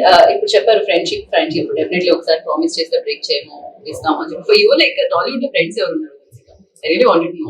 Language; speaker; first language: Telugu; native; Telugu